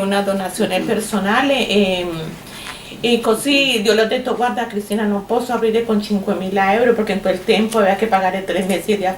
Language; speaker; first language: Italian; non-native, learner; Spanish